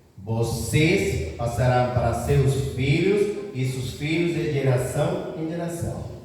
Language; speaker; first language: Portuguese; non-native, fluent; Spanish